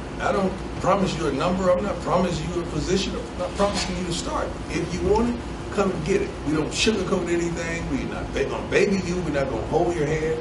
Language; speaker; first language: English; native; English